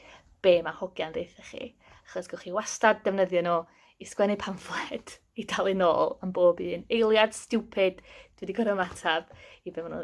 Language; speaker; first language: Welsh; native; Welsh